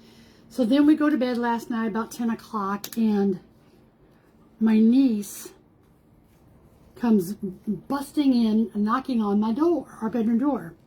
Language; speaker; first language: English; native; English